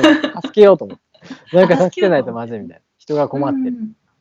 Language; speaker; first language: Japanese; native; Japanese